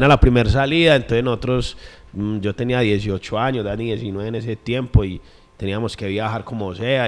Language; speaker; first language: Spanish; native; Spanish